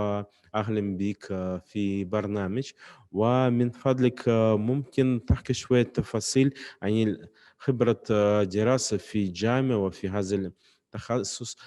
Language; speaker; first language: Arabic; non-native, fluent; Russian